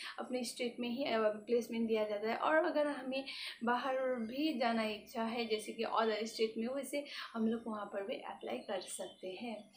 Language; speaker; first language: Hindi; non-native, local second language; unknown